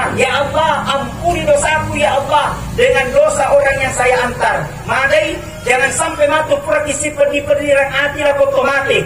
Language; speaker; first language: Indonesian; non-native, local second language; Buginese